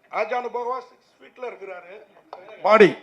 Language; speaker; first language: Tamil; native; Tamil